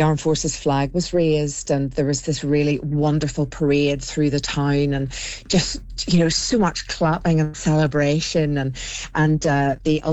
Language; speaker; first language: English; native; English